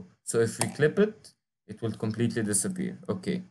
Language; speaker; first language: English; non-native, fluent; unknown